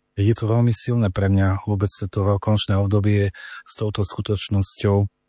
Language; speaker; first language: Slovak; native; Slovak